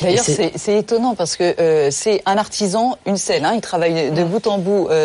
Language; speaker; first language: French; native; French